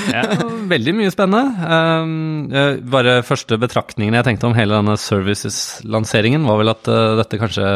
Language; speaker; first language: Norwegian; native; Norwegian